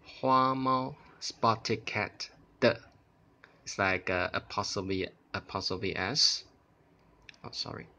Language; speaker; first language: English; non-native, fluent; Chinese